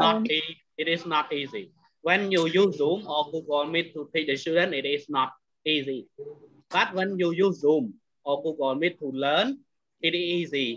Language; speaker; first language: English; non-native, fluent; Khmer